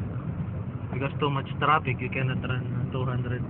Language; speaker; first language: English; non-native, local second language; Filipino